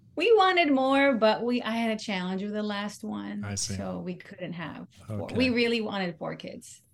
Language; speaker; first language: English; non-native, local second language; Pampanga